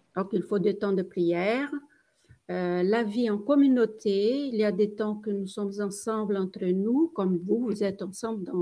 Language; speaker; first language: French; non-native, fluent; Portuguese